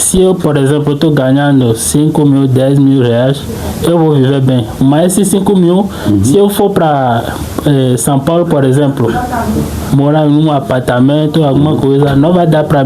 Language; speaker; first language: Portuguese; non-native, fluent; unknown